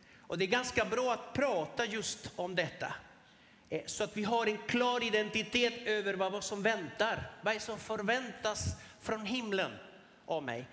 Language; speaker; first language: Swedish; non-native, fluent; Spanish